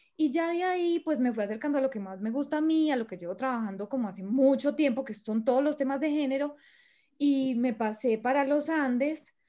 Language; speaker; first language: Spanish; native; Spanish